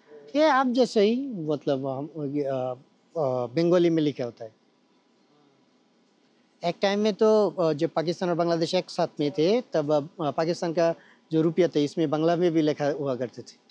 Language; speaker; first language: Hindi; non-native, fluent; Bangla